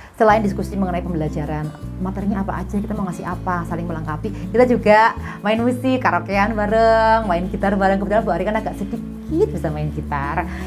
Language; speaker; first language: Indonesian; native; Indonesian